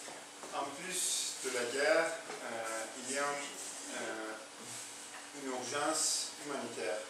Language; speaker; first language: French; non-native, learner; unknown